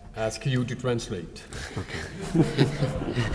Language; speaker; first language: English; non-native, local second language; French